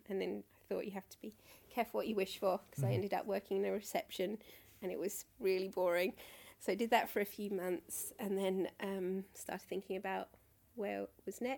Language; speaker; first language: English; native; English